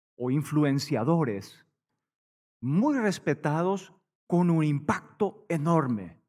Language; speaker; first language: Spanish; native; Spanish